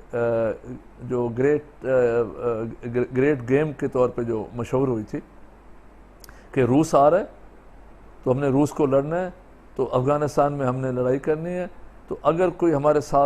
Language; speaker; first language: Urdu; non-native, local second language; Sindhi